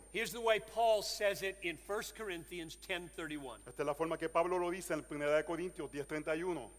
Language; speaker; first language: English; native; English